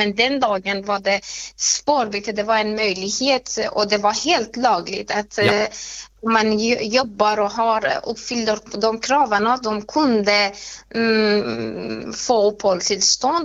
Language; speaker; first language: Swedish; non-native, fluent; Persian